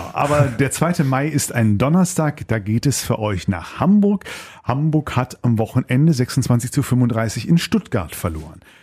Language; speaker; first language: German; native; German